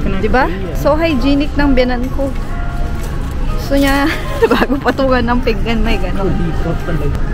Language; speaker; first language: Filipino; native; Filipino